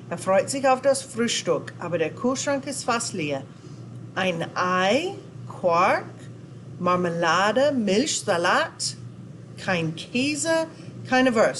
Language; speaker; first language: German; non-native, fluent; English